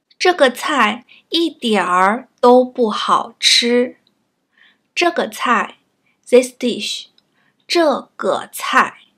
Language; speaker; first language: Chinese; native; Chinese